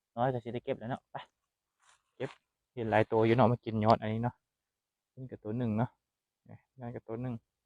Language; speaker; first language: Thai; native; Thai